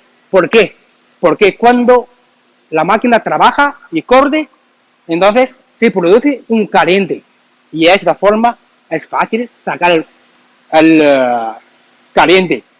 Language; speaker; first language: Spanish; non-native, learner; Chinese